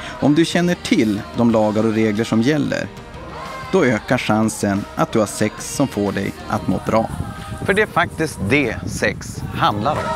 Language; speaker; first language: Swedish; native; Swedish